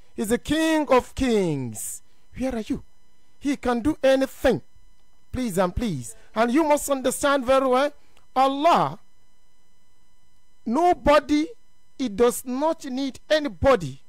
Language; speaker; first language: English; non-native, local second language; Yoruba